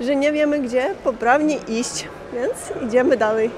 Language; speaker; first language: Polish; non-native, fluent; Ukrainian